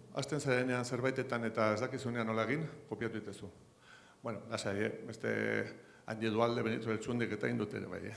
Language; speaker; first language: Basque; non-native, local second language; Spanish